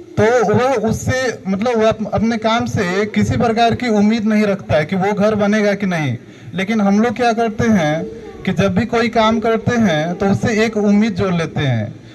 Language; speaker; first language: Hindi; native; Hindi